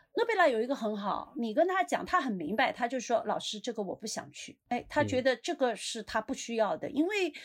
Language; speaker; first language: Chinese; native; Chinese